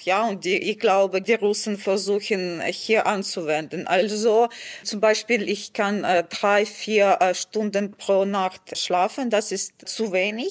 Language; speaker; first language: German; non-native, fluent; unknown